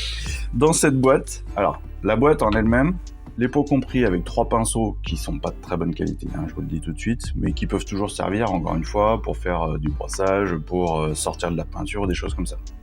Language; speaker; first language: French; native; French